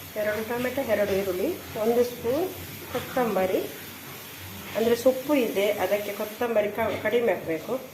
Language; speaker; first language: Kannada; non-native, local second language; Tulu